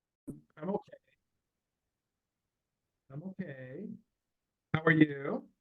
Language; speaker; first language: English; non-native, fluent; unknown